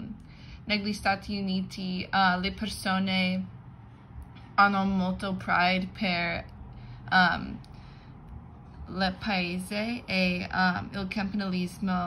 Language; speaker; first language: Italian; non-native, learner; English